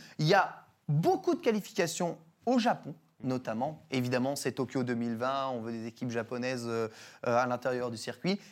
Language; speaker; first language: French; native; French